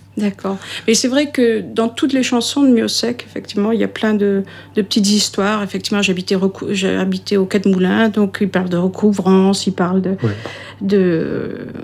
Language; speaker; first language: French; native; French